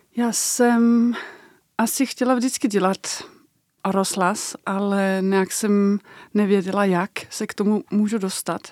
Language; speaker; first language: Czech; non-native, fluent; Danish